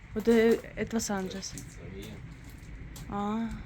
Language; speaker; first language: German; non-native, learner; Ukrainian